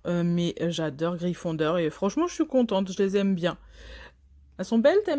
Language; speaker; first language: French; native; French